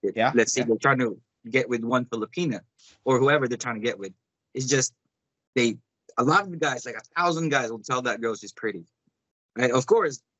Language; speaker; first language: English; non-native, local second language; Cebuano